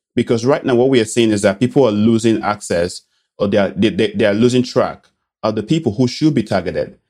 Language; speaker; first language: English; non-native, local second language; Bini